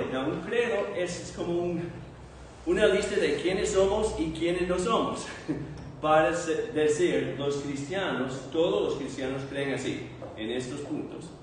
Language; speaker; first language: Spanish; non-native, fluent; English